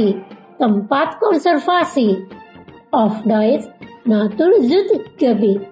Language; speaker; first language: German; non-native, learner; Indonesian